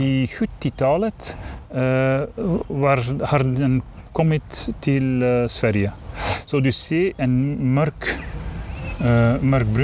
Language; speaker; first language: Swedish; non-native, learner; Dutch